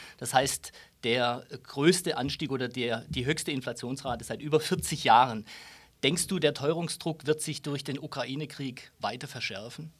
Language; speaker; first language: German; non-native, local second language; Luxembourgish